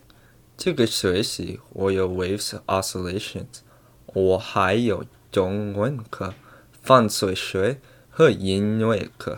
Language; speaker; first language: Chinese; non-native, learner; English